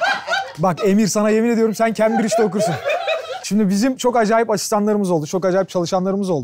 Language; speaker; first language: Turkish; native; Turkish